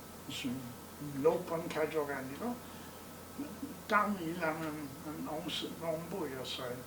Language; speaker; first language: Korean; non-native, learner; English